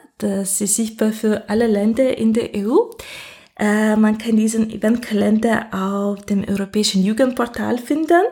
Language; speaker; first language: German; non-native, fluent; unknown